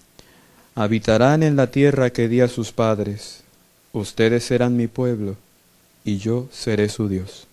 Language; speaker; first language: Spanish; native; Spanish